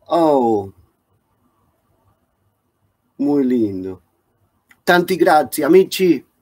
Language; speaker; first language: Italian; non-native, learner; Spanish